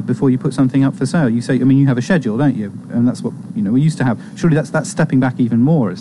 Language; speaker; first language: English; native; English